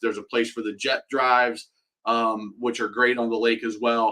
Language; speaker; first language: English; native; English